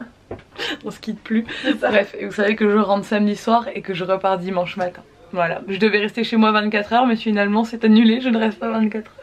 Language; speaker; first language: French; native; French